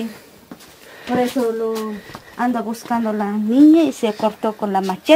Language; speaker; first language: Spanish; non-native, local second language; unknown